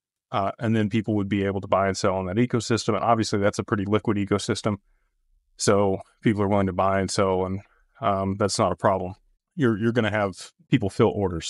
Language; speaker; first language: English; native; English